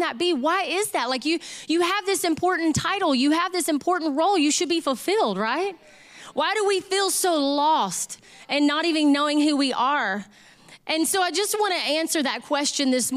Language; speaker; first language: English; native; English